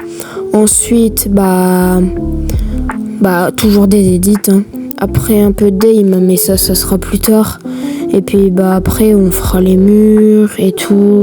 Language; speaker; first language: French; native; French